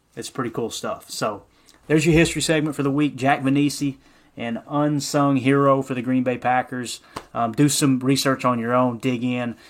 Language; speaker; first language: English; native; English